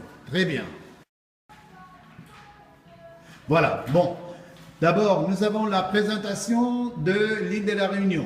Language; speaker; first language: French; non-native, fluent; Spanish